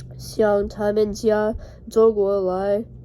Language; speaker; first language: Chinese; non-native, learner; English